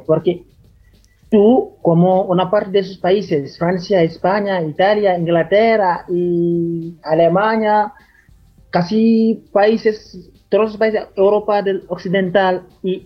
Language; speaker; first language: Spanish; non-native, fluent; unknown